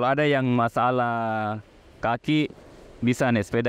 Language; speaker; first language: Indonesian; native; Indonesian